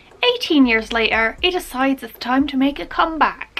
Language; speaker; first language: English; native; English